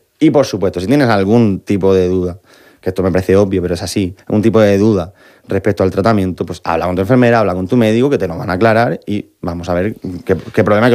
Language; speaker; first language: Spanish; native; Spanish